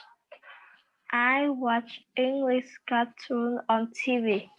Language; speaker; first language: English; non-native, learner; Vietnamese